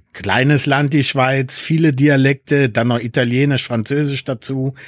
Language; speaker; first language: German; early bilingual, other home language; Spanish